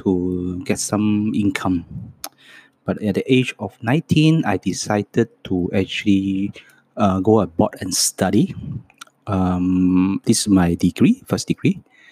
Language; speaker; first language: English; non-native, local second language; Cantonese